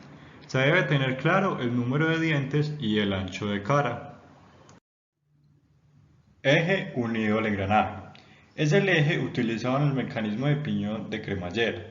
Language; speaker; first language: Spanish; native; Spanish